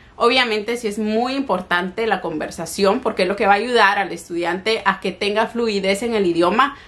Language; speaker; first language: Spanish; native; Spanish